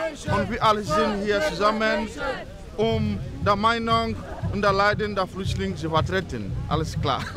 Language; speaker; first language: German; non-native, learner; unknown